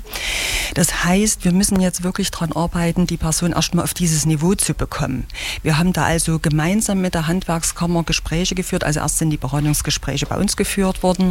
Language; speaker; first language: German; native; German